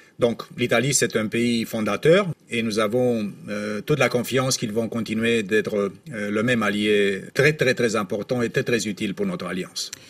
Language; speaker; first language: French; non-native, fluent; Romanian